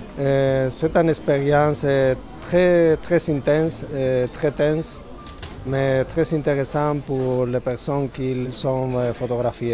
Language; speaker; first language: French; non-native, learner; Spanish